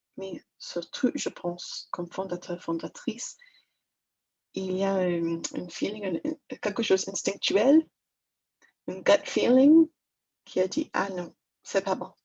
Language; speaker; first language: French; non-native, fluent; English